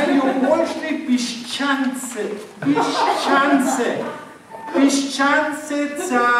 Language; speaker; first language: Slovenian; non-native, learner; German